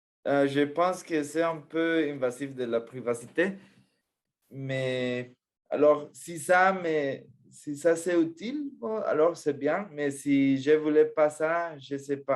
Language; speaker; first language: French; non-native, fluent; Spanish